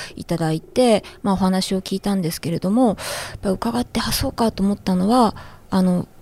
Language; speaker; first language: Japanese; native; Japanese